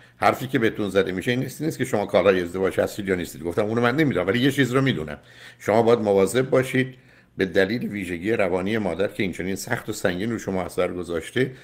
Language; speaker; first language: Persian; native; Persian